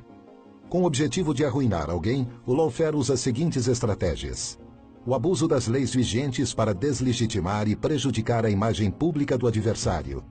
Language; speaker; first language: Portuguese; native; Portuguese